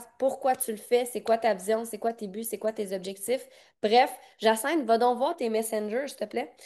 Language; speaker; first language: French; native; French